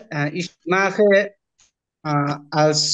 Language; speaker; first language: German; non-native, learner; Bangla